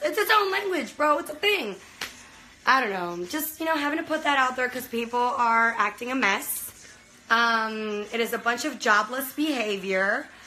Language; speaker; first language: English; early bilingual, other home language; Spanish